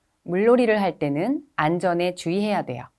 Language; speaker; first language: Korean; native; Korean